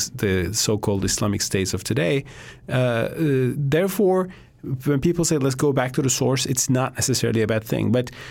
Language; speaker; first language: English; non-native, fluent; Turkish